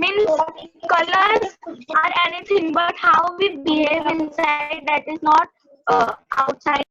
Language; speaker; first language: English; non-native, learner; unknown